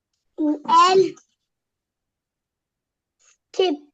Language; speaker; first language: French; non-native, learner; Arabic